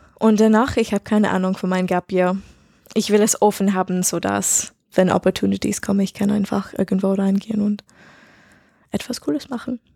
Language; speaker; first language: German; non-native, learner; English